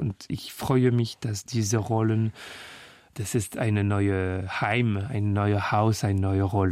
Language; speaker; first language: German; non-native, learner; French